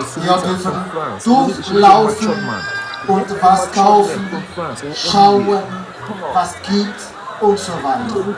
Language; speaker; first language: German; non-native, learner; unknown